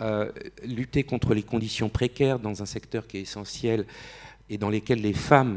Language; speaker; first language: French; native; French